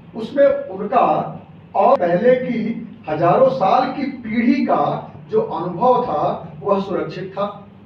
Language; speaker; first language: Hindi; non-native, local second language; Awadhi